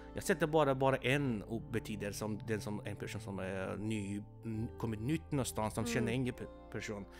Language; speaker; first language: Swedish; non-native, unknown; Persian